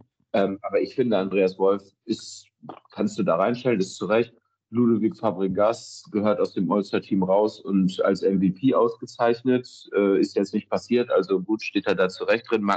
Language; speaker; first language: German; native; German